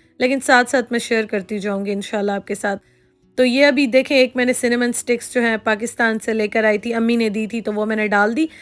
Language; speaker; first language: Urdu; native; Urdu